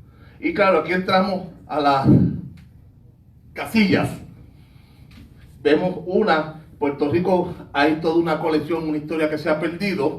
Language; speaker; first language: Spanish; native; Spanish